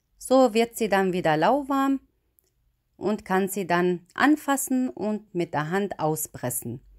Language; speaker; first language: German; non-native, fluent; Arabic